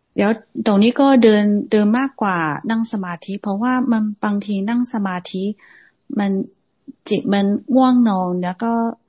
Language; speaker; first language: Thai; non-native, fluent; Chinese